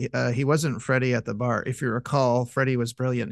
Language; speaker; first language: English; native; English